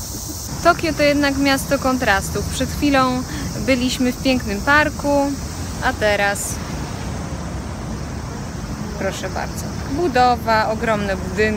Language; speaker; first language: Polish; native; Polish